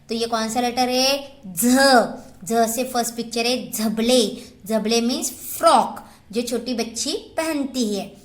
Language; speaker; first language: Hindi; non-native, local second language; Marathi